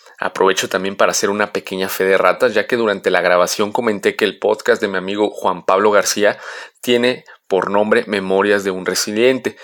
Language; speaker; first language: Spanish; native; Spanish